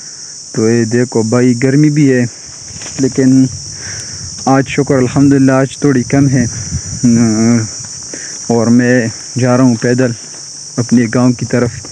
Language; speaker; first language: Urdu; non-native, local second language; Pashto